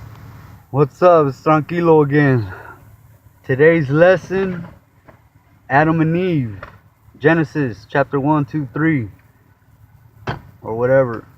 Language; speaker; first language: English; native; English